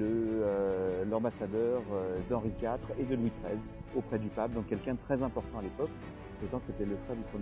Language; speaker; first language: French; native; French